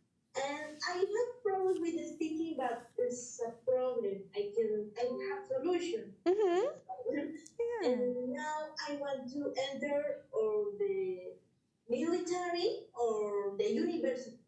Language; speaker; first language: English; non-native, learner; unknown